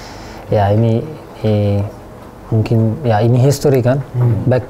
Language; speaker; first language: Indonesian; non-native, learner; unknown